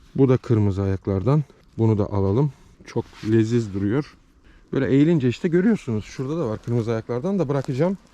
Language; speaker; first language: Turkish; early bilingual, heritage; Turkish